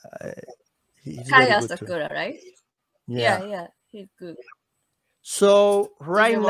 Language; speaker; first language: English; non-native, learner; Japanese